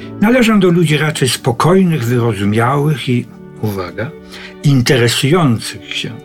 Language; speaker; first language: Polish; native; Polish